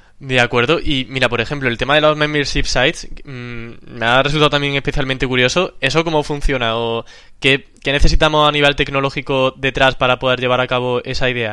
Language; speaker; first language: Spanish; native; Spanish